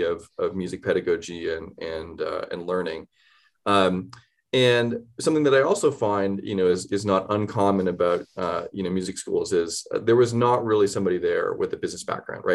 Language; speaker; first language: English; native; English